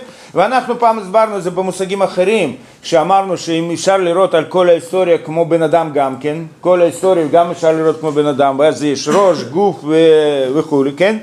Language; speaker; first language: Hebrew; non-native, fluent; Russian